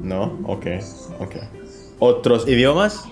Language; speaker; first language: Spanish; non-native, learner; Indonesian